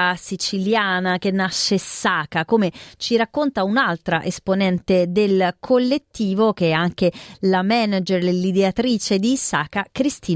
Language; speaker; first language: Italian; native; Italian